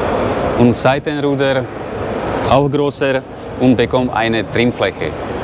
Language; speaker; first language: German; non-native, learner; Slovak